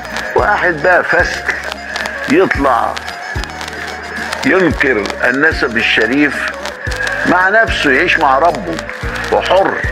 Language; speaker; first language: Arabic; native; Arabic